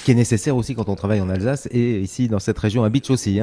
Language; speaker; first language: French; native; French